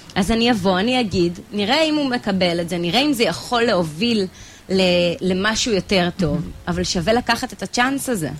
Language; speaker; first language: Hebrew; native; Hebrew